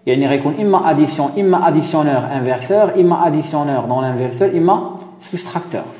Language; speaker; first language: French; non-native, local second language; Arabic